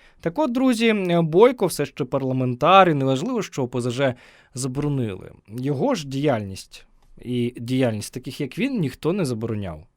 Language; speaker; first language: Ukrainian; native; Ukrainian